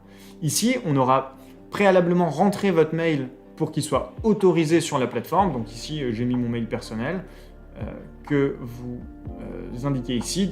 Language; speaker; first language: French; native; French